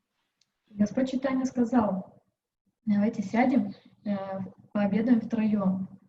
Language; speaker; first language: Russian; native; Russian